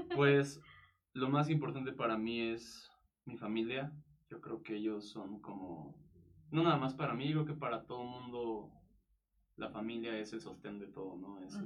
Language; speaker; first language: Spanish; native; Spanish